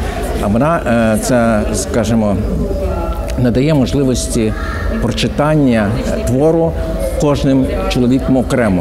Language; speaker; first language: Ukrainian; native; Ukrainian